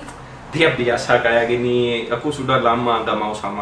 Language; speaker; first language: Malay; non-native, learner; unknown